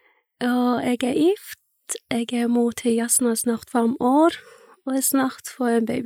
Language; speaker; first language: Norwegian; early bilingual, other home language; Persian